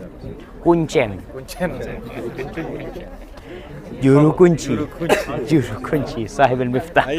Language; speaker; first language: Indonesian; native; Indonesian